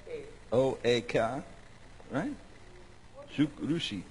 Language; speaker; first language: Dutch; non-native, learner; English